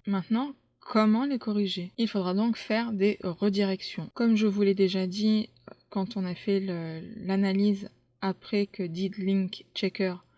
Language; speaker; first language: French; native; French